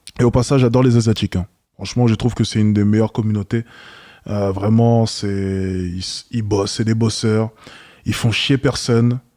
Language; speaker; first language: French; native; French